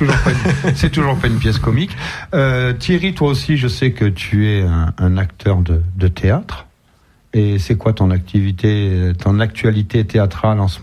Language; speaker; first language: French; native; French